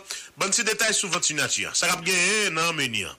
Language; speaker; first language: French; non-native, local second language; Haitian Creole